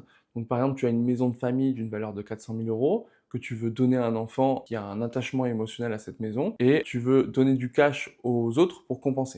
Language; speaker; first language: French; native; French